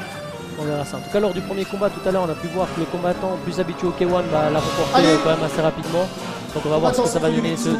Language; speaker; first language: French; native; French